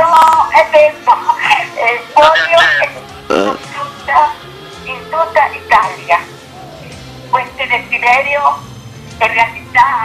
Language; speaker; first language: Italian; non-native, learner; Spanish